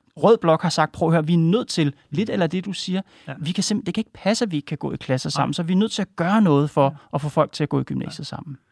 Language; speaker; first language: Danish; native; Danish